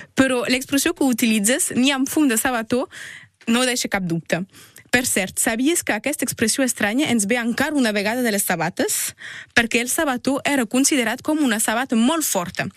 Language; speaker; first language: Catalan; native; Catalan